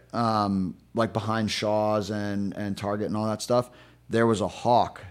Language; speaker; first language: English; native; English